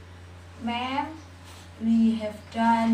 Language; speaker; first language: English; non-native, learner; Indonesian